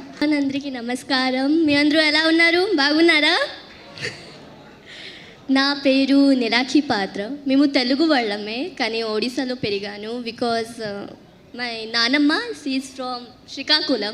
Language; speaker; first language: Telugu; early bilingual, heritage; Telugu